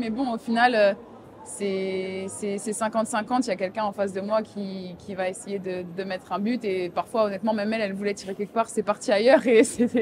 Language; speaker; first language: French; native; French